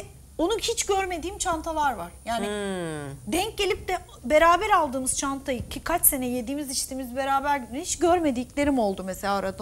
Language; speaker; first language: Turkish; native; Turkish